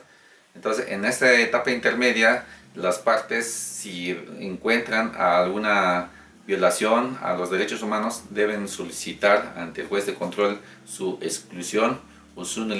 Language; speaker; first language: Spanish; native; Spanish